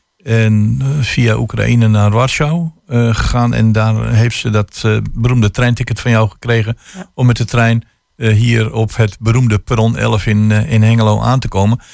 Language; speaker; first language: Dutch; native; Dutch